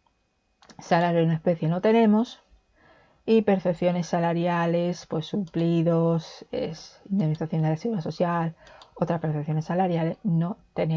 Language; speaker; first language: Spanish; native; Spanish